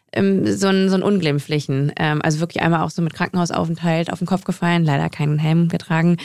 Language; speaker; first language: German; native; German